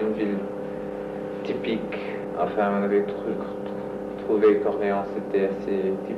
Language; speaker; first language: French; non-native, fluent; English